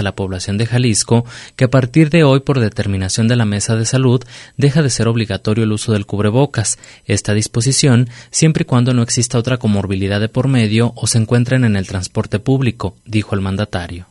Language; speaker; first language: Spanish; native; Spanish